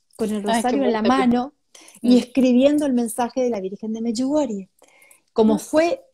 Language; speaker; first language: Spanish; native; Spanish